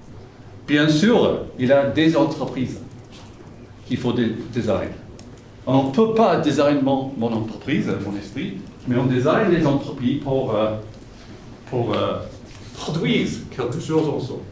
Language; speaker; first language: French; non-native, fluent; English